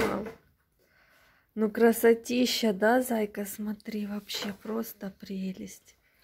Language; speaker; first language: Russian; native; Russian